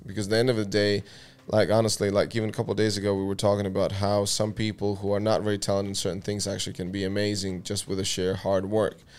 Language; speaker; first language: English; non-native, fluent; Russian